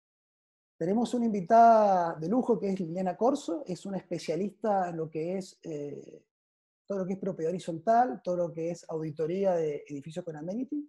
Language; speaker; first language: Spanish; native; Spanish